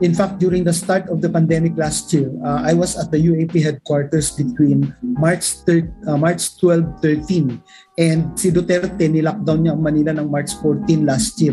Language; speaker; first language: English; non-native, local second language; Iloko